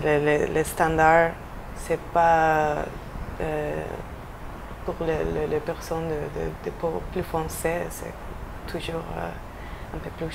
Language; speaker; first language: French; non-native, fluent; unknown